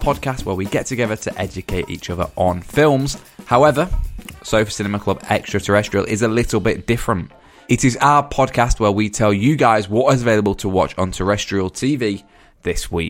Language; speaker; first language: English; native; English